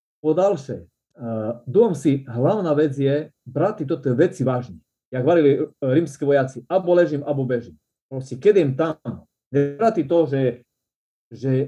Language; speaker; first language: Slovak; non-native, local second language; Rusyn